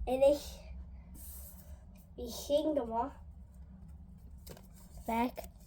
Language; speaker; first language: Irish; non-native, learner; English